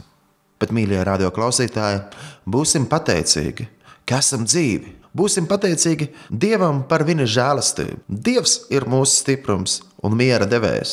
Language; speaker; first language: Latvian; native; Latvian